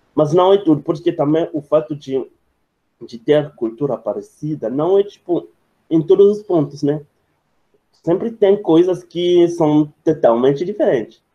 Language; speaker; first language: Portuguese; non-native, fluent; French